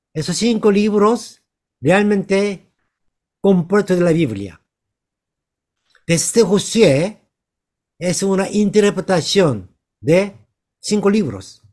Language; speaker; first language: Spanish; non-native, learner; Korean